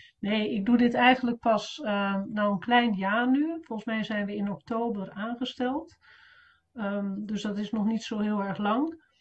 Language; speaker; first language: Dutch; native; Dutch